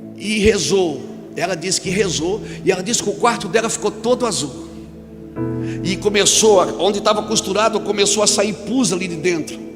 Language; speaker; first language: Portuguese; native; Portuguese